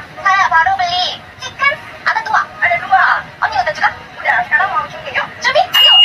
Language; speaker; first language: Indonesian; non-native, fluent; Korean